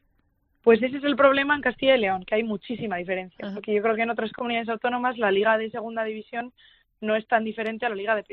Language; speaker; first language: Spanish; native; Spanish